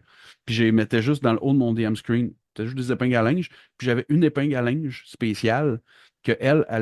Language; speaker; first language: French; native; French